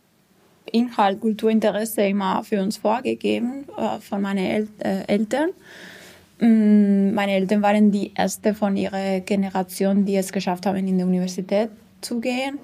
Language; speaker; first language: German; non-native, fluent; Spanish